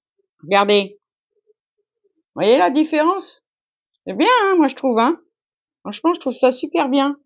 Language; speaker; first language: French; native; French